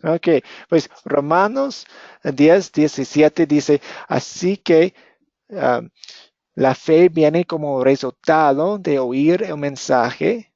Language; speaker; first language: Spanish; non-native, fluent; English